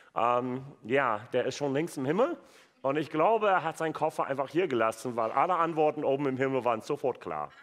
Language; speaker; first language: German; non-native, fluent; English